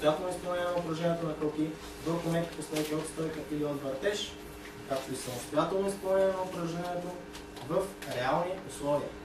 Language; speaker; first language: Bulgarian; native; Bulgarian